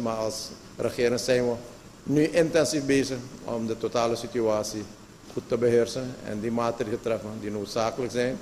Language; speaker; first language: Dutch; native; Dutch